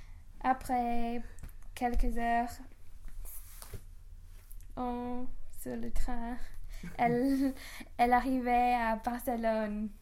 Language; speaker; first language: French; non-native, learner; English